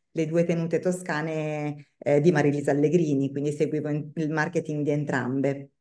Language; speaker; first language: Italian; native; Italian